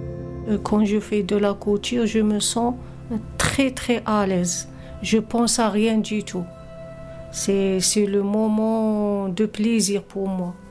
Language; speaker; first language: French; non-native, learner; Arabic